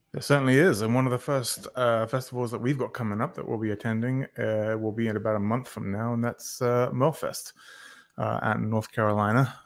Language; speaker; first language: English; native; English